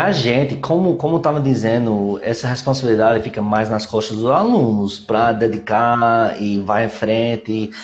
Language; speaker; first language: Portuguese; non-native, fluent; English